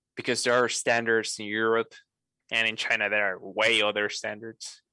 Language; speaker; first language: English; non-native, fluent; Spanish